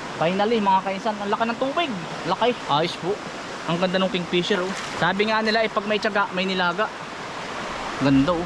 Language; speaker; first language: Filipino; native; Filipino